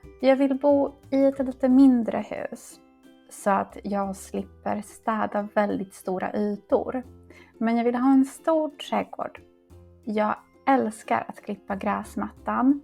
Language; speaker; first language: Swedish; non-native, fluent; Polish